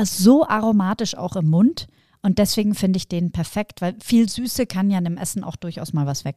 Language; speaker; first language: German; native; German